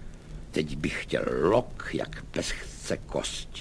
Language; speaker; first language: Czech; native; Czech